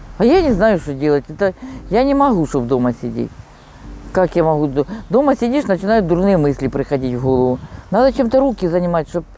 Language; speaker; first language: Russian; native; Russian